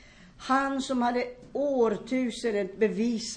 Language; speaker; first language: Swedish; non-native, fluent; Finnish